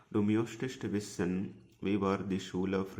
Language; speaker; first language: German; non-native, fluent; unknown